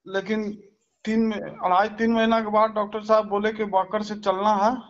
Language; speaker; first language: Hindi; native; Hindi